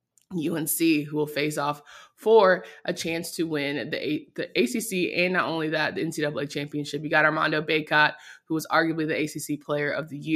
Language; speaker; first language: English; native; English